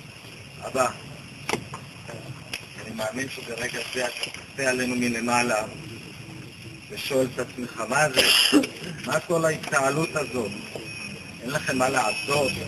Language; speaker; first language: Hebrew; early bilingual, other home language; Romanian